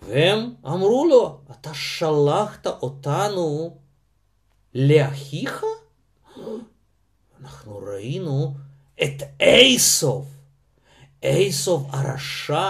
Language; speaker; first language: Hebrew; non-native, fluent; Russian